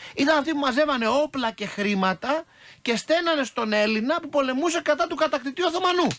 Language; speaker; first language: Greek; native; Greek